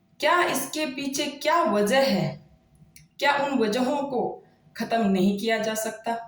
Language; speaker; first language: Hindi; native; Hindi